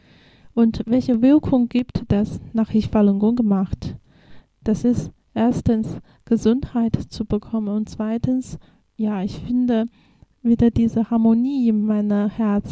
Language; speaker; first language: German; non-native, fluent; Chinese